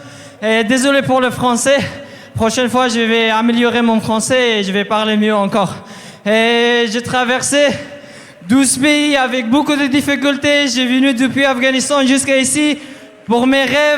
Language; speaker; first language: French; non-native, learner; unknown